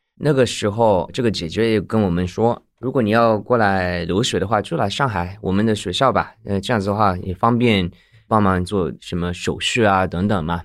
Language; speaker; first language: Chinese; non-native, fluent; Japanese